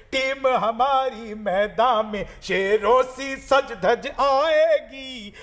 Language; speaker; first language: Hindi; native; Hindi